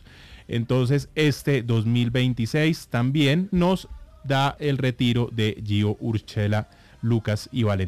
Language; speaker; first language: Spanish; native; Spanish